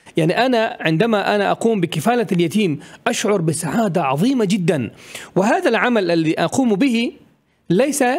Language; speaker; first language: Arabic; non-native, fluent; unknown